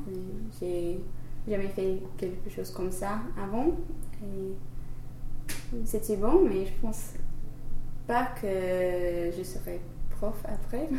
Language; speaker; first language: French; non-native, learner; English